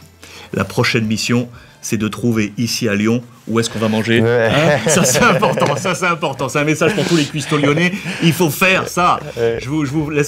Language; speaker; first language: French; native; French